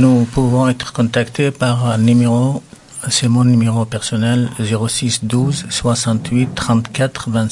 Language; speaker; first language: French; non-native, local second language; Arabic